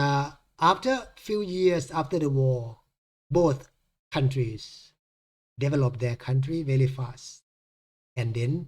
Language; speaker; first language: English; non-native, fluent; Thai